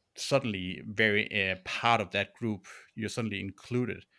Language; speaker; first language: English; non-native, fluent; Danish